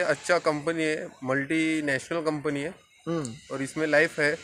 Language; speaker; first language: Hindi; non-native, local second language; Marathi